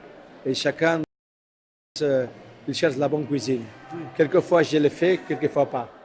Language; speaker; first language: French; non-native, fluent; Spanish